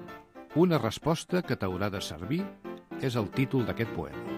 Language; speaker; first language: Catalan; native; Catalan